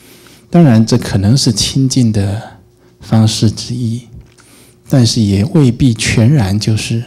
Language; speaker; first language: Chinese; native; Chinese